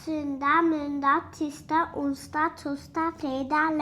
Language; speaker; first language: Swedish; early bilingual, other home language; Malayalam